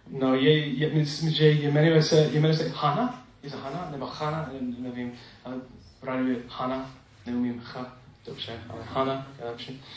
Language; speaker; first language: Czech; non-native, learner; English